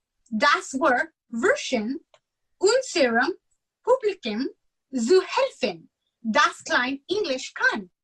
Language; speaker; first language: German; non-native, learner; English